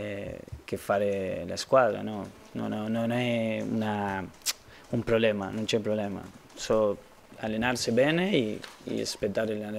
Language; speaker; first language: Italian; non-native, learner; Spanish